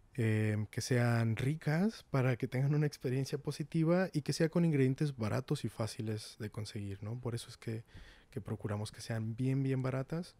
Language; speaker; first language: Spanish; native; Spanish